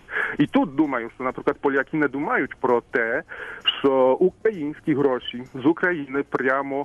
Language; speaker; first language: Ukrainian; non-native, fluent; Polish